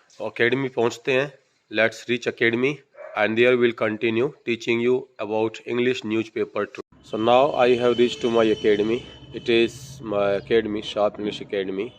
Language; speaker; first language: Hindi; native; Hindi